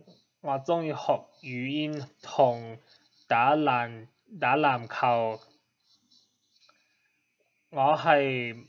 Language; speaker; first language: Chinese; non-native, learner; English